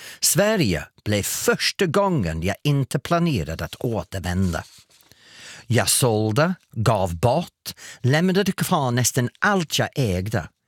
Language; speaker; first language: Swedish; non-native, fluent; English